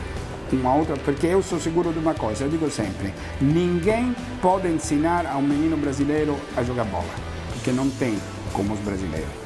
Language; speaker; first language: Portuguese; non-native, fluent; Italian